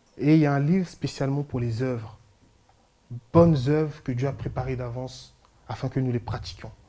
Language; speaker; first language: French; early bilingual, other home language; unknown